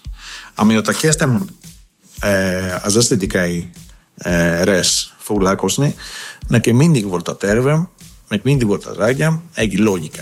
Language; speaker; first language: Hungarian; non-native, fluent; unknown